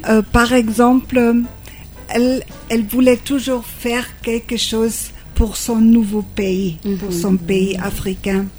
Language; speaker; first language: French; non-native, fluent; German